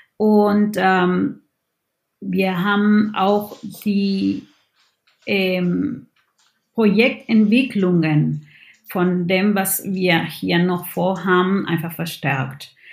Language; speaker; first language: German; non-native, fluent; Spanish